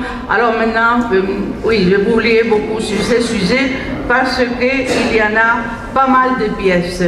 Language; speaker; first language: French; non-native, fluent; Spanish